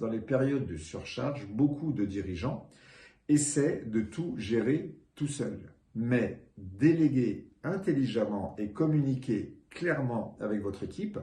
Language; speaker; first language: French; native; French